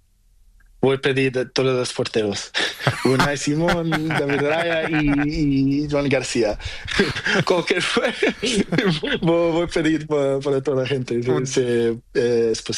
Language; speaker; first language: Spanish; non-native, learner; Portuguese